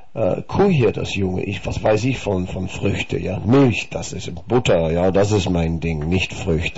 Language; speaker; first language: German; non-native, fluent; Dutch